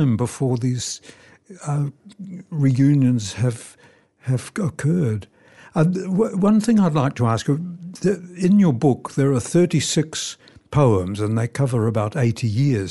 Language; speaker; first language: English; native; English